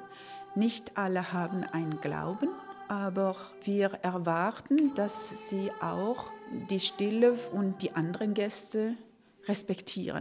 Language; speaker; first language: German; non-native, fluent; Norwegian